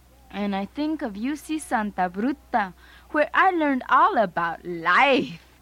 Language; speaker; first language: English; early bilingual, other home language; Spanish